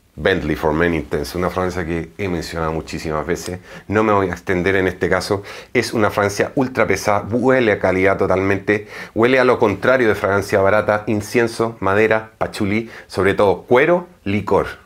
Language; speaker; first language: Spanish; native; Spanish